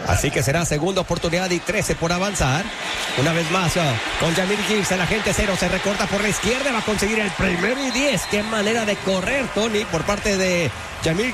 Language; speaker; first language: Spanish; native; Spanish